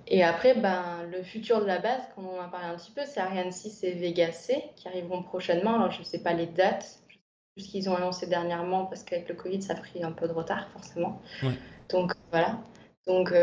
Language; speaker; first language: French; native; French